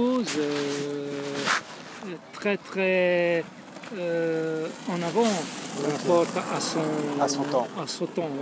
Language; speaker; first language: French; non-native, fluent; Italian